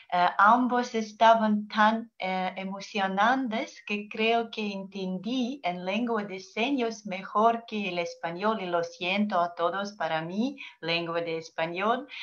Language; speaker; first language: Spanish; non-native, learner; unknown